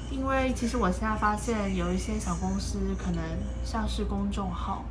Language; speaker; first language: Chinese; native; Chinese